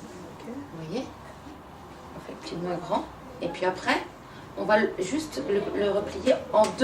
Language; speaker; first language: French; native; French